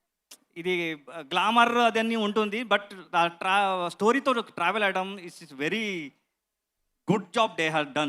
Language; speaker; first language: Telugu; non-native, learner; Kannada